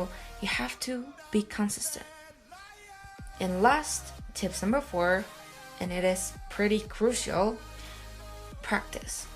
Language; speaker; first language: English; non-native, fluent; Indonesian